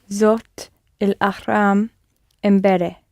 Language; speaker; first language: Arabic; non-native, learner; English